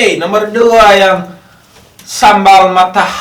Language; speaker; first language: Indonesian; non-native, learner; English